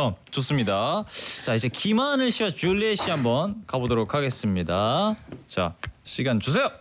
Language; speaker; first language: Korean; native; Korean